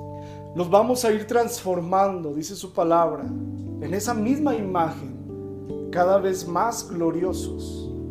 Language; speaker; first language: Spanish; native; Spanish